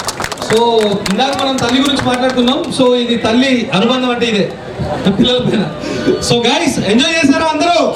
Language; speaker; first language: Telugu; native; Telugu